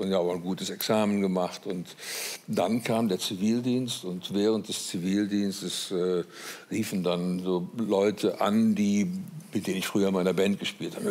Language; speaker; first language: German; native; German